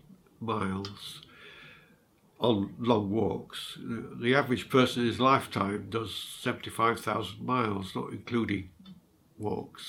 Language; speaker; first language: English; native; English